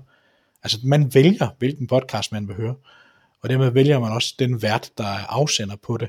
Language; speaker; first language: Danish; native; Danish